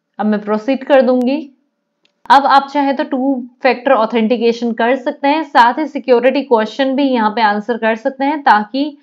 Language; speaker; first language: Hindi; native; Hindi